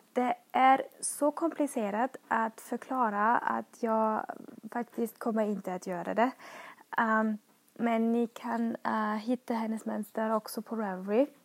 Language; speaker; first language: Swedish; non-native, fluent; German